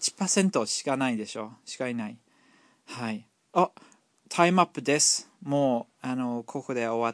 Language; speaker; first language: Japanese; non-native, fluent; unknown